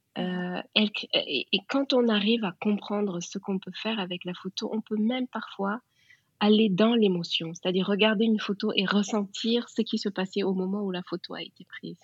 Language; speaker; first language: French; non-native, local second language; Wolof